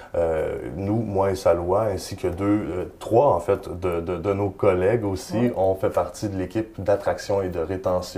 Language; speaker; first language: French; native; French